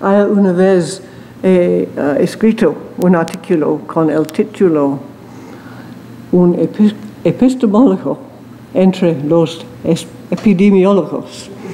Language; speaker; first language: Spanish; non-native, learner; English